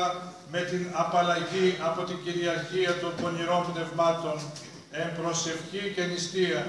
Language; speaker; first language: Greek; native; Greek